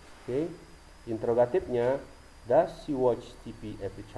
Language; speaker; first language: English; non-native, learner; Indonesian